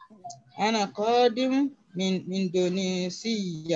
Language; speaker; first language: Arabic; non-native, learner; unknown